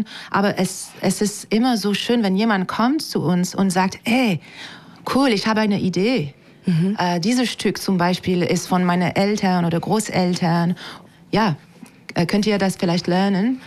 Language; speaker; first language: German; non-native, fluent; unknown